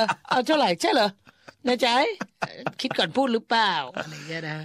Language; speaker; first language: Thai; native; Thai